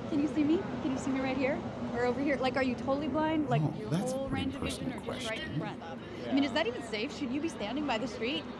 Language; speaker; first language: English; native; English